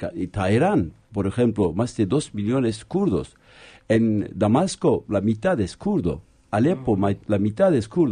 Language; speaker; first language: Spanish; non-native, fluent; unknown